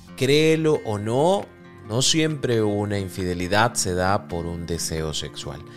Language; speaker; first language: Spanish; native; Spanish